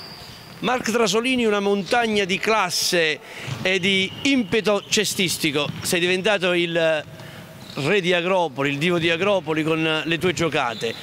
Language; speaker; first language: Italian; native; Italian